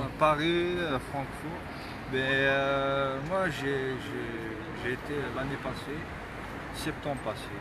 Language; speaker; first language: French; non-native, local second language; Arabic